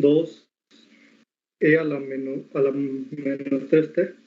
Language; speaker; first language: Spanish; native; Spanish